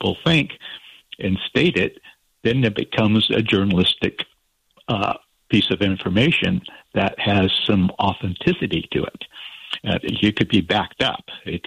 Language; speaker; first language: English; native; English